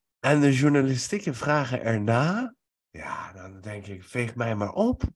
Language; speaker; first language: Dutch; early bilingual, other home language; Persian